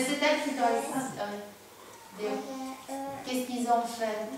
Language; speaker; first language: French; native; French